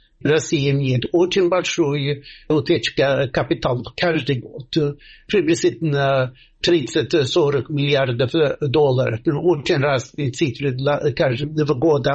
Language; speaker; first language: Russian; non-native, fluent; Swedish